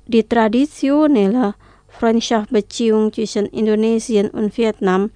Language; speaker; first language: German; non-native, fluent; Indonesian